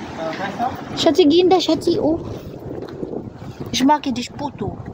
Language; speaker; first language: German; non-native, learner; Filipino